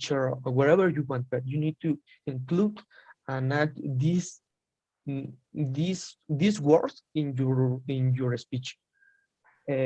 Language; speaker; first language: English; non-native, learner; Spanish